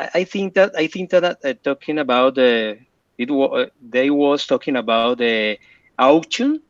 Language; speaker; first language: English; non-native, learner; Spanish